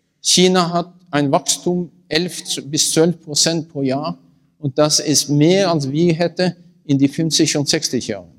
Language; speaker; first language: German; non-native, learner; Norwegian